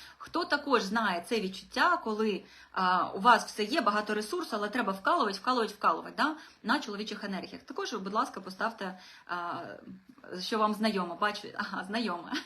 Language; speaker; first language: Ukrainian; non-native, local second language; Russian